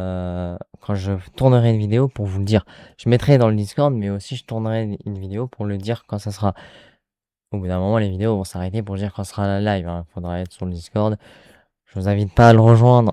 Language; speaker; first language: French; native; French